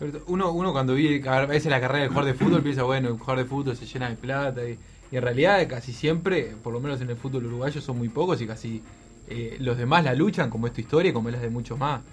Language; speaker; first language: Spanish; native; Spanish